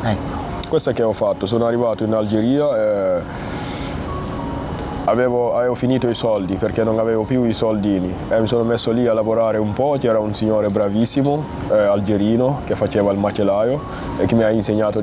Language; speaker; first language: Italian; non-native, fluent; Fula